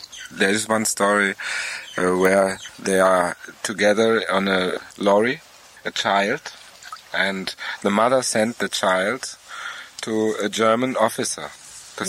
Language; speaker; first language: English; non-native, fluent; German